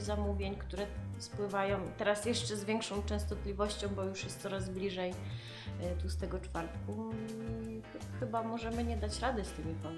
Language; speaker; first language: Polish; native; Polish